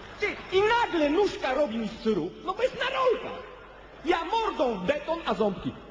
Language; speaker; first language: Polish; native; Polish